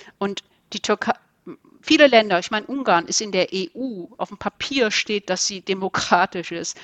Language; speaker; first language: German; early bilingual, other home language; Turkish